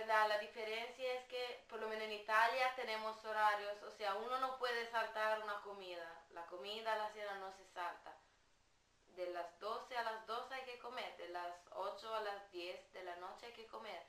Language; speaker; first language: Spanish; non-native, fluent; Italian